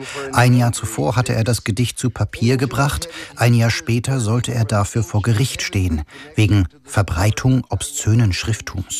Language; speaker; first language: German; native; German